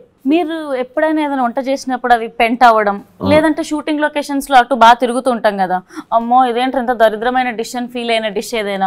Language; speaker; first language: Telugu; native; Telugu